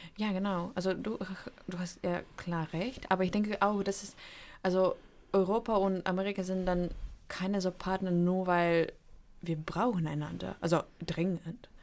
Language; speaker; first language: German; non-native, fluent; Ukrainian